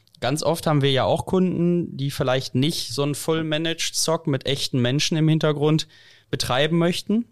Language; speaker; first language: German; native; German